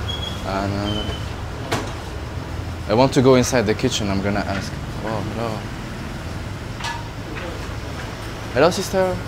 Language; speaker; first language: English; non-native, learner; Arabic